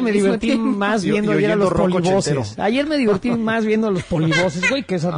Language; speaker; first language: Spanish; native; Spanish